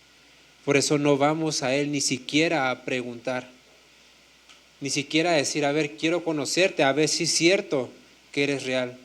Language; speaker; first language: Spanish; native; Spanish